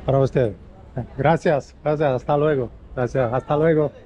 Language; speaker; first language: Spanish; non-native, learner; Romanian